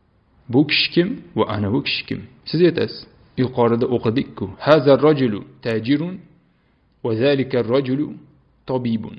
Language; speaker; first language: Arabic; non-native, fluent; Uzbek